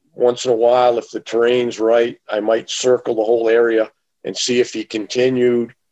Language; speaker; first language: English; native; English